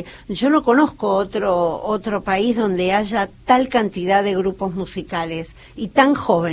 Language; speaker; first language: Spanish; native; Spanish